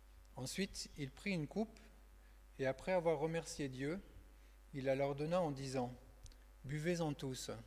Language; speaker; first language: French; native; French